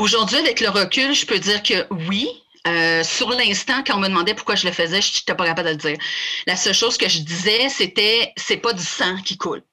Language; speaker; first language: French; native; French